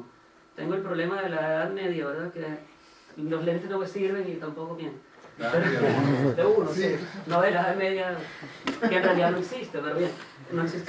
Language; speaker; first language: Spanish; native; Spanish